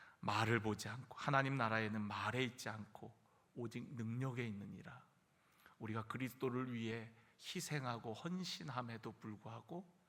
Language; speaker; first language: Korean; native; Korean